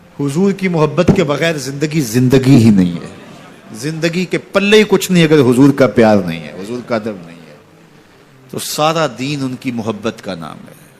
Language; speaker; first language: Urdu; non-native, local second language; Punjabi